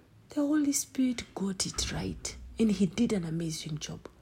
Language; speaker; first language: English; non-native, local second language; Swahili